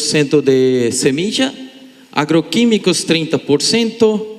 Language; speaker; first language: Spanish; non-native, learner; Portuguese